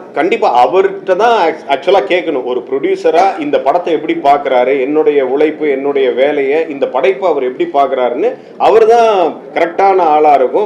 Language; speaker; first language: Tamil; native; Tamil